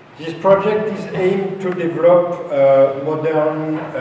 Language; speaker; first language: English; non-native, fluent; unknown